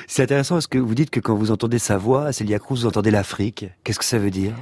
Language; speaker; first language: French; native; French